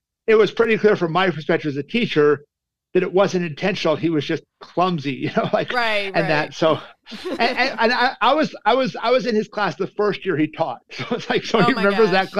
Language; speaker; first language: English; native; English